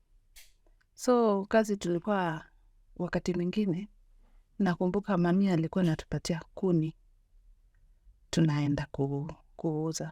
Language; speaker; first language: Swahili; native; Swahili